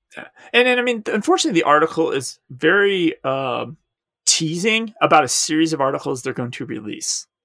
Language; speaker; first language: English; native; English